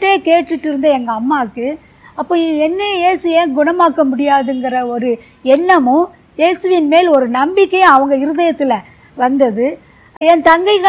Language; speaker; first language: Tamil; non-native, local second language; Urdu